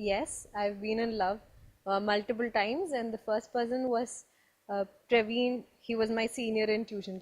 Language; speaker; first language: Tamil; non-native, learner; Malayalam